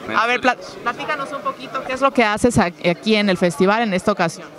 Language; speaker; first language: Spanish; native; Spanish